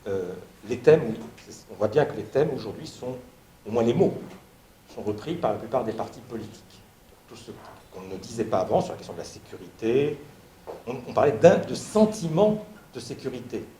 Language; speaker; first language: French; native; French